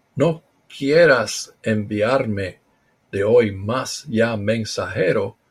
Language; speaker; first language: Spanish; early bilingual, heritage; Spanish